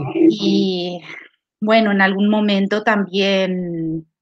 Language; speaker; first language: Spanish; native; Spanish